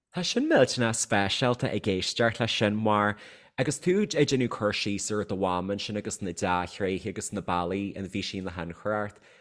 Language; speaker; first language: Irish; native; Irish